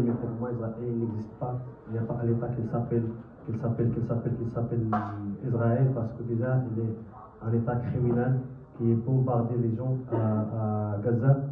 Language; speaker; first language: French; non-native, learner; Arabic